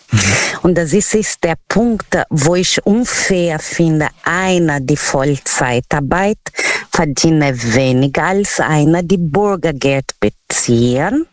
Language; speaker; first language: German; non-native, learner; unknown